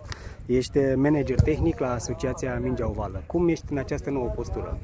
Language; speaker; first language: Romanian; native; Romanian